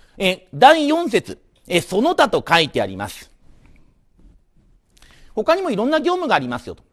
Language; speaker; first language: Japanese; native; Japanese